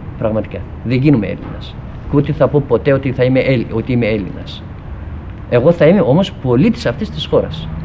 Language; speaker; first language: Greek; non-native, fluent; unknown